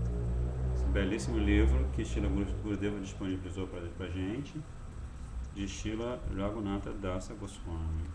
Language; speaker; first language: Portuguese; native; Portuguese